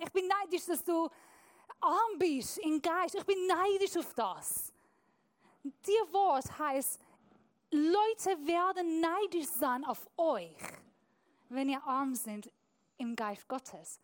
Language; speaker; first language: German; non-native, fluent; Persian